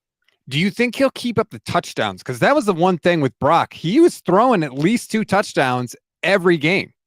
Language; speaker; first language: English; native; English